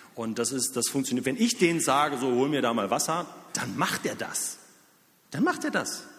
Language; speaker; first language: German; native; German